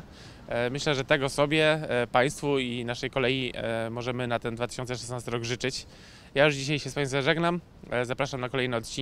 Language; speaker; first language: Polish; native; Polish